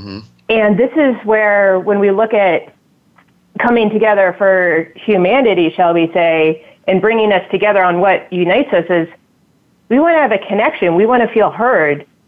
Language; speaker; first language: English; native; English